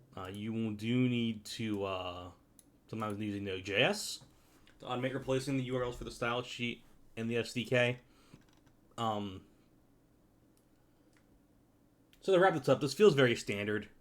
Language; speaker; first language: English; native; English